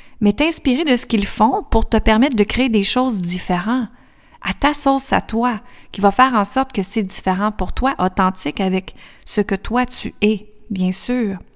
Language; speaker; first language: French; native; French